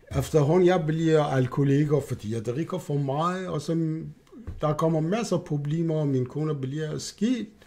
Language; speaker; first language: Danish; non-native, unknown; Persian